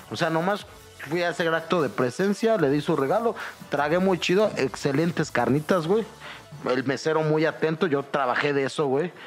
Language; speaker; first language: Spanish; native; Spanish